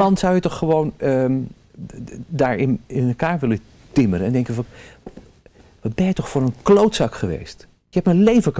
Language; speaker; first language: Dutch; native; Dutch